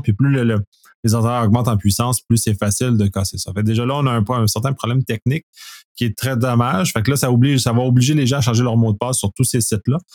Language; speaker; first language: French; native; French